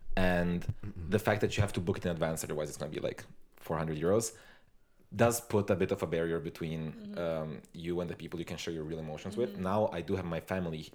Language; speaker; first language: English; non-native, fluent; Italian